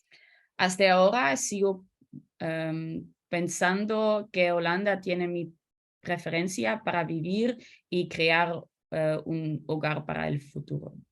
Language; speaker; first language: Spanish; non-native, learner; Dutch